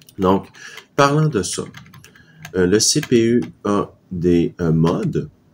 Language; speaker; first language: French; native; French